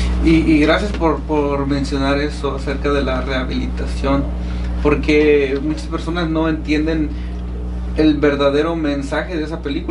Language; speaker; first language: Spanish; native; Spanish